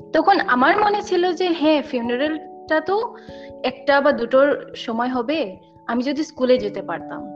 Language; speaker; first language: Bangla; non-native, local second language; Assamese